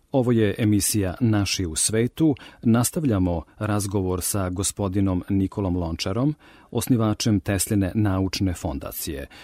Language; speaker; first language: Serbian; native; Serbian